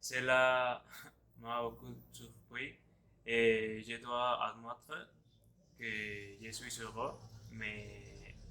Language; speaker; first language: French; non-native, learner; Spanish